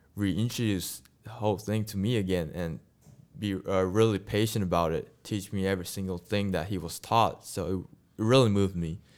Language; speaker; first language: English; non-native, local second language; Chinese